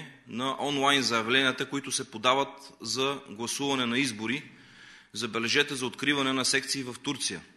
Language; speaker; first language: Bulgarian; native; Bulgarian